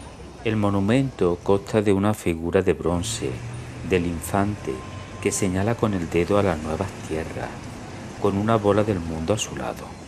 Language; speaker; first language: Spanish; native; Spanish